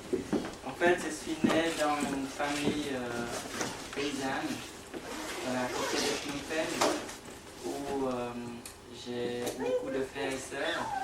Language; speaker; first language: French; non-native, fluent; Khmer